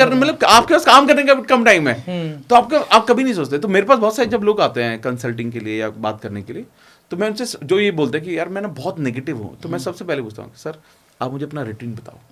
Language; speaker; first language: Hindi; native; Hindi